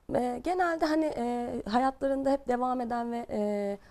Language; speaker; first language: Turkish; native; Turkish